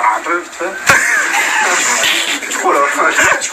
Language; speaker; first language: French; native; French